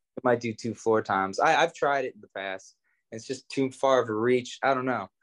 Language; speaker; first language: English; native; English